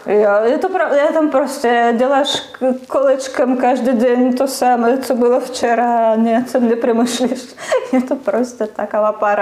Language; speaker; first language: Czech; non-native, learner; Russian